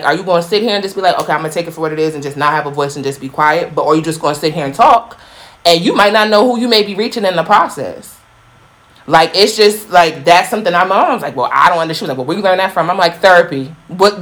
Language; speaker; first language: English; native; English